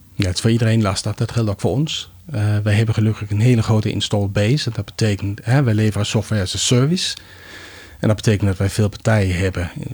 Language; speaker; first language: Dutch; non-native, fluent; Danish